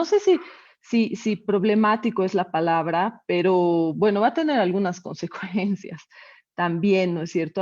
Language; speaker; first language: Spanish; native; Spanish